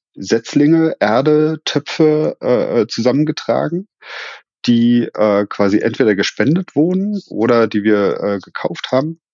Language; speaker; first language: German; native; German